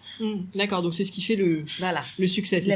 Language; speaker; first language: French; native; French